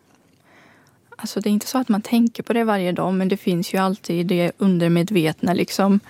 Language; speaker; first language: Swedish; non-native, fluent; Ukrainian